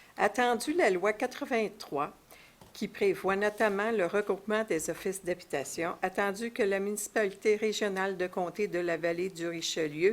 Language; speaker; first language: French; native; French